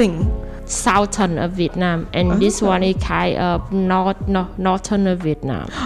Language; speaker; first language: English; non-native, learner; Vietnamese